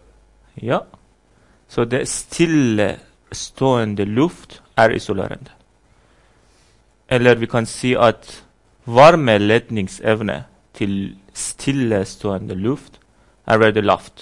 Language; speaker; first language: Norwegian; non-native, fluent; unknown